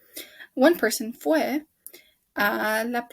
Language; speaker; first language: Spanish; non-native, fluent; English